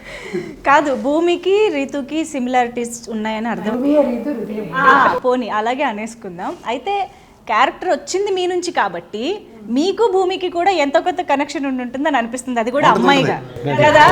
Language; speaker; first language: Telugu; native; Telugu